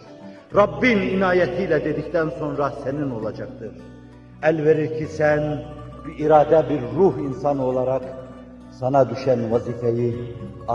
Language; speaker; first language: Turkish; native; Turkish